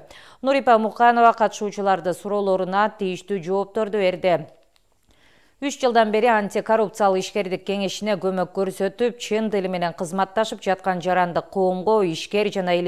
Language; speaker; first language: Kyrgyz; native; Kyrgyz